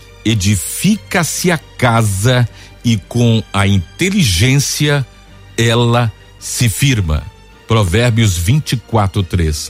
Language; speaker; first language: Portuguese; native; Portuguese